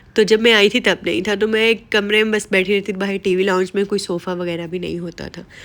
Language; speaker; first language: Urdu; non-native, local second language; Punjabi